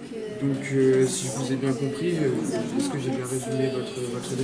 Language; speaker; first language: French; native; French